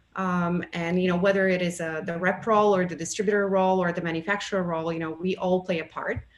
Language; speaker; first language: English; non-native, fluent; Bulgarian